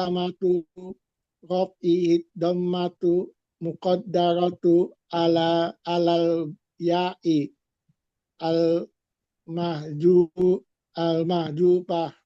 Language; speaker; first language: Arabic; non-native, learner; Indonesian